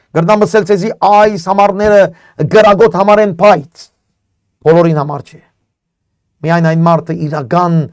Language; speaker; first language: Armenian; native; Armenian